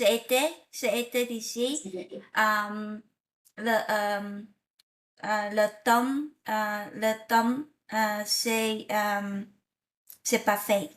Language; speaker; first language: French; non-native, learner; Vietnamese